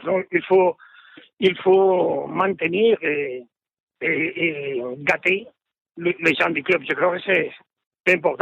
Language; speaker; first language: French; non-native, fluent; Spanish